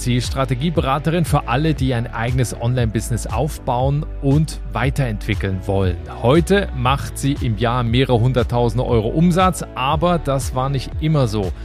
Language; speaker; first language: German; native; German